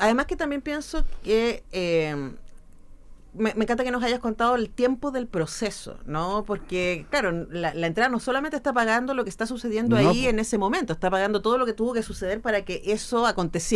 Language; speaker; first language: Spanish; native; Spanish